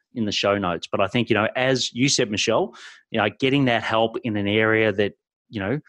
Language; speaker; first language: English; native; English